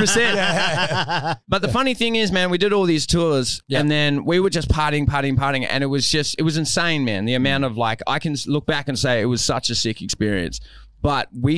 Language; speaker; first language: English; native; English